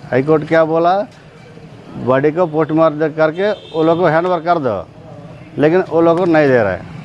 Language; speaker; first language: Hindi; non-native, local second language; Telugu